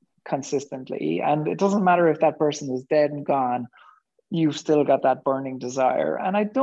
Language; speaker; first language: English; native; English